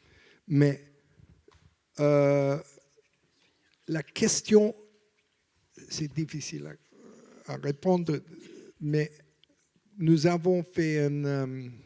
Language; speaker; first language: French; non-native, learner; English